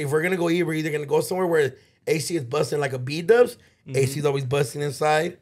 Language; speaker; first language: English; early bilingual, other home language; Spanish